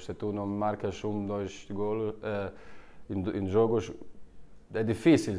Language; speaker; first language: Portuguese; non-native, learner; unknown